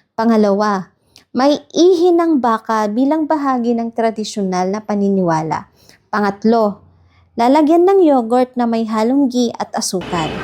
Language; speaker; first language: Filipino; native; Filipino